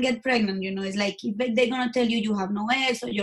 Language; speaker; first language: English; non-native, fluent; Spanish